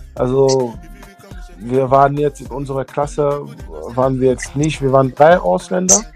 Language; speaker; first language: German; early bilingual, other home language; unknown